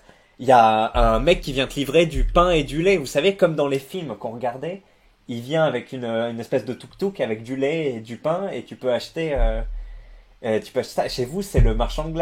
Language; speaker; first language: French; native; French